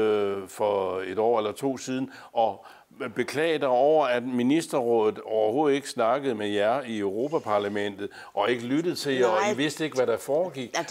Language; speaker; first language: Danish; native; Danish